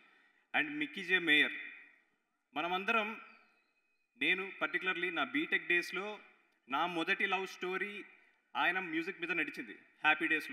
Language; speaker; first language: Telugu; native; Telugu